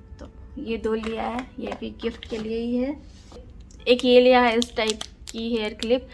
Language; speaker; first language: Hindi; native; Hindi